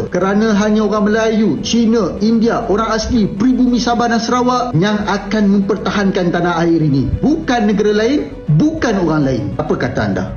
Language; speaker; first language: Malay; native; Malay